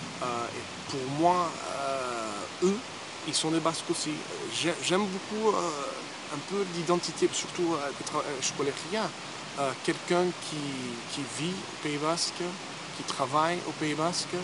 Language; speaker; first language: French; early bilingual, heritage; English